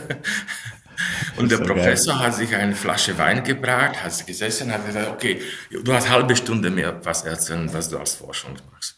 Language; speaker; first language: German; non-native, fluent; Slovak